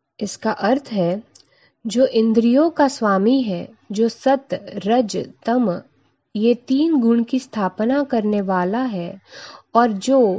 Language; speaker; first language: Hindi; non-native, local second language; Marathi